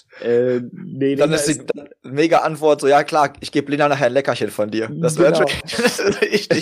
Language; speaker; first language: German; native; German